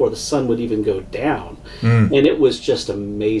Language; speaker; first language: English; native; English